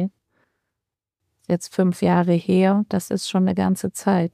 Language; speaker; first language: German; native; German